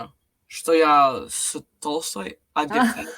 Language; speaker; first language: Russian; non-native, learner; English